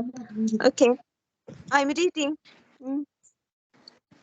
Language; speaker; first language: English; non-native, learner; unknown